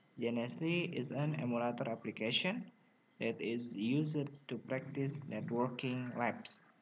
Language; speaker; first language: English; non-native, learner; Indonesian